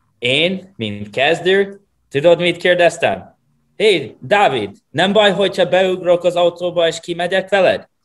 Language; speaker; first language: Hungarian; non-native, fluent; English